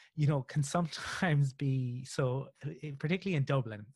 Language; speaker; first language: English; native; English